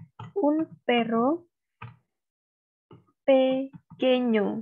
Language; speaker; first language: Spanish; non-native, learner; Indonesian